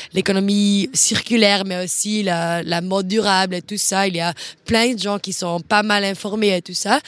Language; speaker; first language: French; non-native, fluent; Dutch